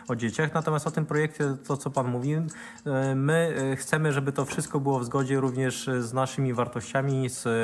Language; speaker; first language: Polish; native; Polish